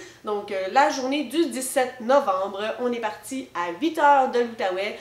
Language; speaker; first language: French; native; French